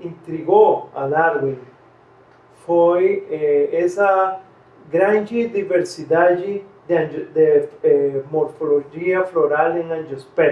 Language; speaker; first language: Portuguese; non-native, fluent; Spanish